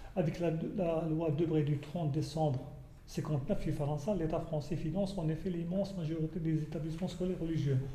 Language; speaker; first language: French; non-native, local second language; Arabic